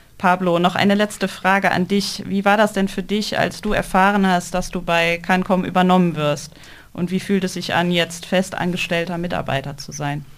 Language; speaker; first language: German; native; German